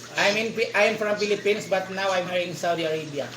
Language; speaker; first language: English; non-native, local second language; Filipino